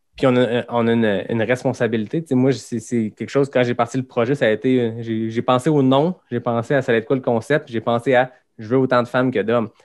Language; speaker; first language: French; native; French